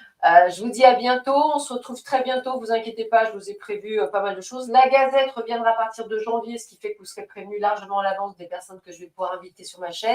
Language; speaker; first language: French; native; French